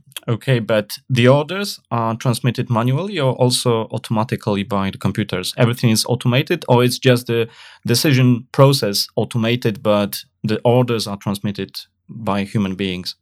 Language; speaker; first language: English; non-native, fluent; Polish